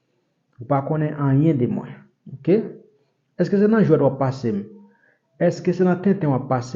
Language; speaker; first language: French; non-native, learner; Haitian Creole